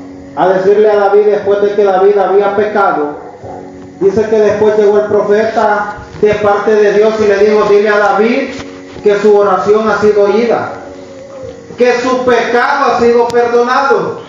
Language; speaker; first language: Spanish; native; Spanish